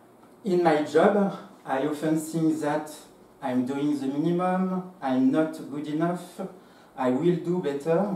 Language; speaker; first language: English; non-native, fluent; French